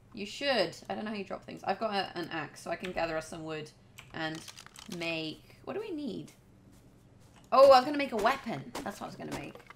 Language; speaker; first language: English; native; English